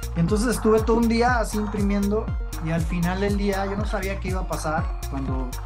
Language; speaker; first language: Spanish; native; Spanish